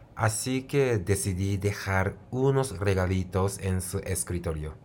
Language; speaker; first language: Spanish; non-native, fluent; Japanese